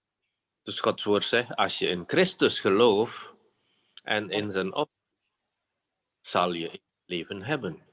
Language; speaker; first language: Dutch; non-native, fluent; Indonesian